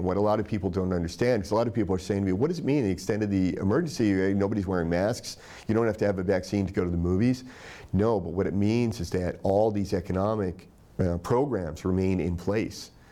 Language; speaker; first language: English; native; English